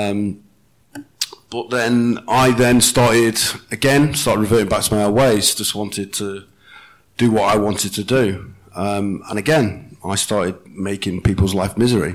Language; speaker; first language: English; native; English